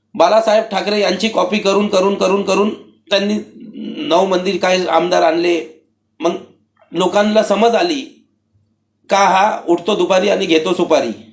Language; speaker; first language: Marathi; non-native, local second language; Urdu